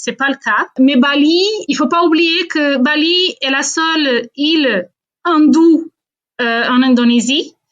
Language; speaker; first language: French; non-native, fluent; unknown